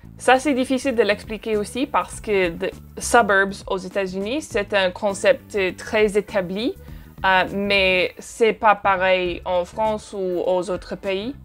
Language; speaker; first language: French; non-native, fluent; English